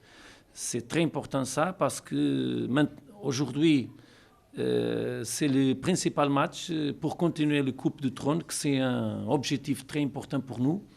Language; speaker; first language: French; non-native, learner; Portuguese